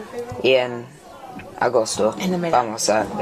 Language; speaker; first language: Spanish; non-native, learner; English